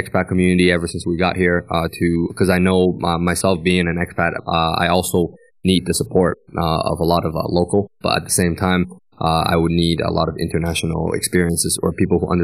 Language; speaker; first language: English; native; English